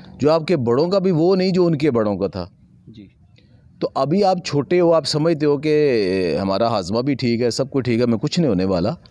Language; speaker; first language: Urdu; non-native, local second language; Punjabi